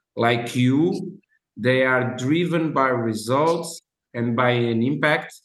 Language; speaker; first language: English; non-native, fluent; Portuguese